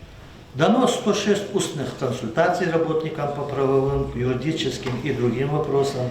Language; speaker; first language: Russian; non-native, local second language; Lezghian